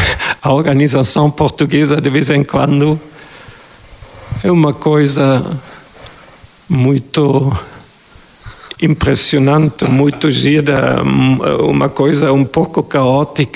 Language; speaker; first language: Portuguese; non-native, fluent; German